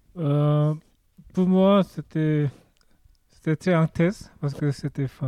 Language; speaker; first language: French; non-native, learner; Korean